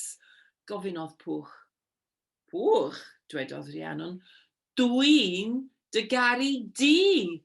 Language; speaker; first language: Welsh; non-native, fluent; English